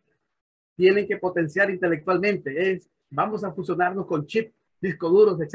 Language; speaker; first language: Spanish; native; Spanish